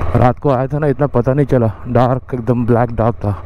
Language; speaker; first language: Hindi; non-native, local second language; Marathi